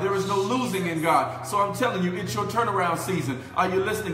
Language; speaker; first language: English; native; English